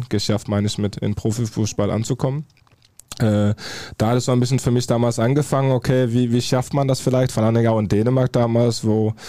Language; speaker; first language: German; non-native, fluent; Danish